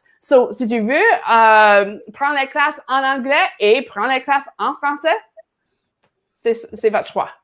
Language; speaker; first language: French; non-native, learner; English